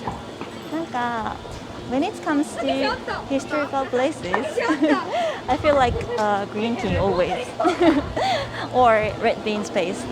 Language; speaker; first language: English; non-native, fluent; Japanese